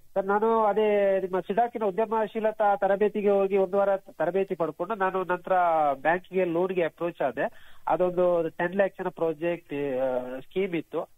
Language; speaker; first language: Kannada; native; Kannada